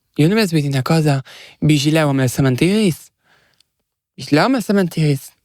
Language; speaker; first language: Catalan; native; Catalan